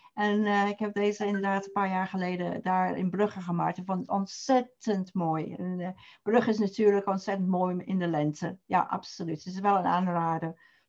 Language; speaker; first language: Dutch; non-native, fluent; English